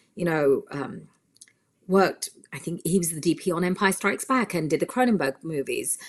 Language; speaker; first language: English; native; English